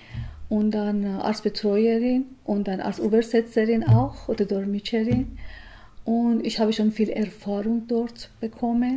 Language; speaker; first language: German; non-native, learner; Persian